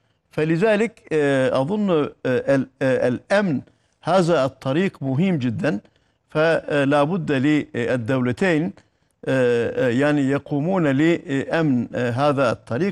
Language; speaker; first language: Arabic; non-native, fluent; Turkish